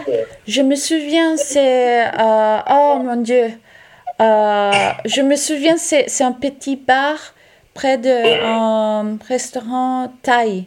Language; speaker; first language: French; non-native, learner; Italian